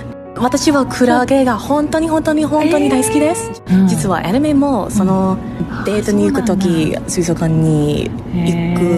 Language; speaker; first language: Japanese; non-native, learner; English